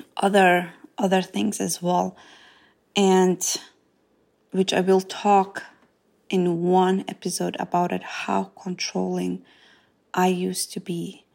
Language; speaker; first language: English; non-native, fluent; Macedonian